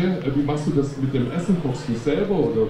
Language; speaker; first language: German; native; German